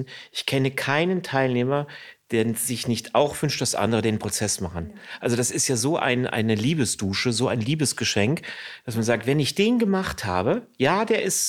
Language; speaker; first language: German; native; German